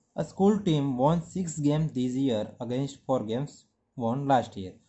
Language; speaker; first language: English; non-native, local second language; Gujarati